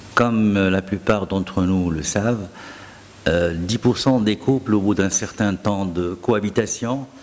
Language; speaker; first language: French; non-native, local second language; Arabic